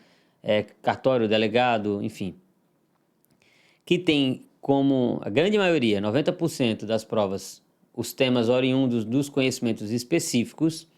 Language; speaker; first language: Portuguese; native; Portuguese